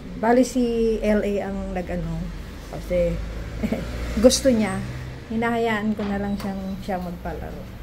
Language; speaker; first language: Filipino; non-native, local second language; Iloko